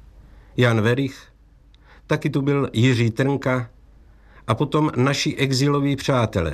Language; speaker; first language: Czech; native; Czech